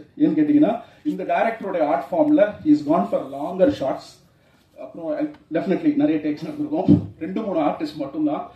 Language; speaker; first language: Tamil; native; Tamil